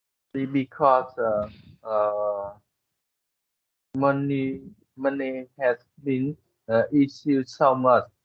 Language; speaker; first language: English; non-native, learner; Vietnamese